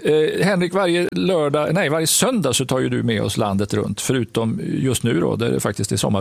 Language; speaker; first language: Swedish; native; Swedish